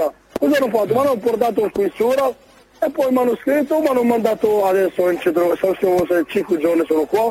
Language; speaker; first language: Italian; non-native, learner; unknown